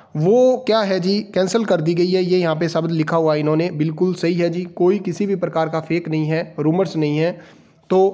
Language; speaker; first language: Hindi; non-native, local second language; Punjabi